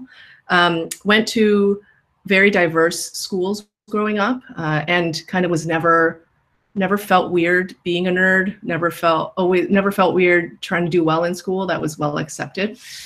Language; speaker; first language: English; native; English